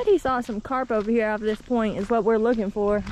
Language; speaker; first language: English; native; English